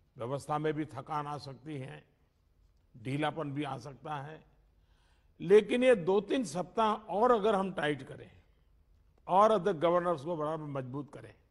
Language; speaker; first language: Hindi; non-native, local second language; Gujarati